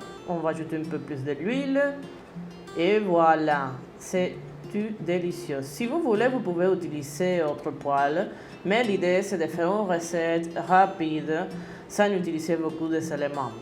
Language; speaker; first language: French; non-native, fluent; Spanish